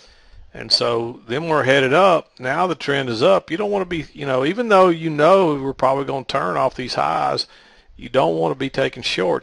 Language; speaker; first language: English; native; English